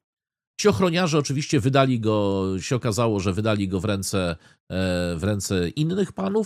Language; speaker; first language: Polish; native; Polish